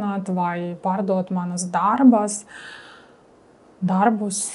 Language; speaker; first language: Latvian; non-native, learner; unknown